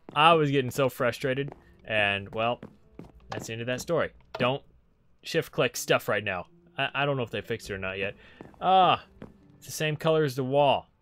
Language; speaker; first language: English; native; English